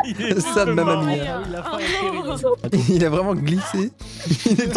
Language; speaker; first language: French; native; French